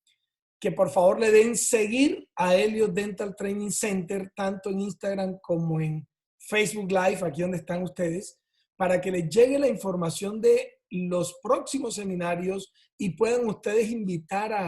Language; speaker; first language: Spanish; native; Spanish